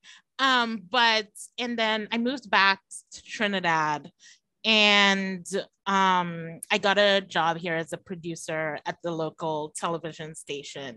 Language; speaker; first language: English; native; English